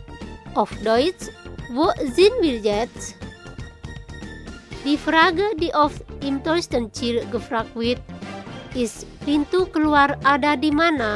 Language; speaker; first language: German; non-native, fluent; Indonesian